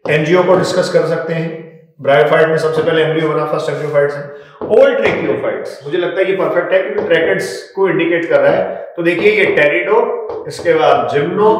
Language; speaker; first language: Hindi; native; Hindi